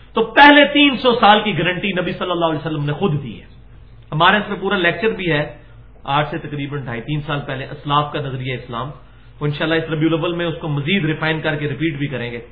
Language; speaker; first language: Urdu; non-native, local second language; Punjabi